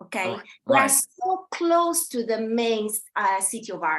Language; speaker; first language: English; non-native, fluent; Italian